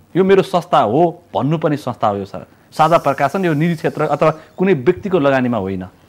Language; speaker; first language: Nepali; native; Nepali